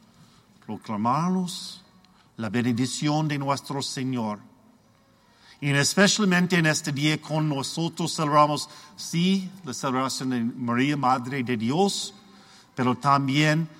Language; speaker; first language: Spanish; non-native, learner; English